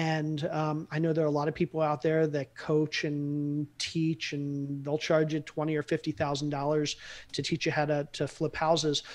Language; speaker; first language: English; native; English